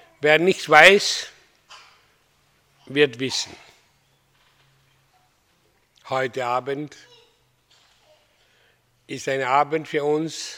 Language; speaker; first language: German; non-native, fluent; Hindi